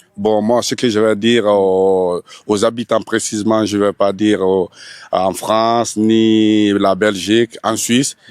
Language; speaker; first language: French; non-native, local second language; Fula